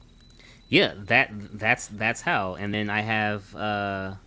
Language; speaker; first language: English; native; English